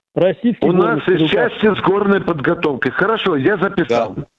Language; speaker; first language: Russian; native; Russian